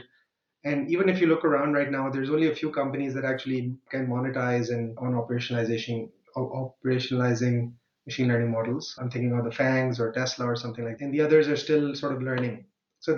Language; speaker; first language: English; non-native, local second language; Urdu